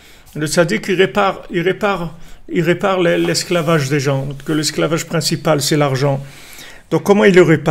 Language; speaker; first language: French; native; French